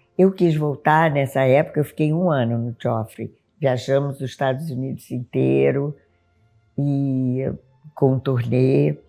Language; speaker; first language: Portuguese; native; Portuguese